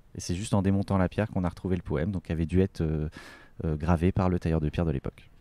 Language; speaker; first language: French; native; French